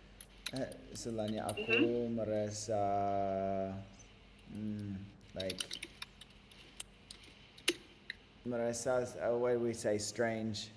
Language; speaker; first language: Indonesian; non-native, learner; English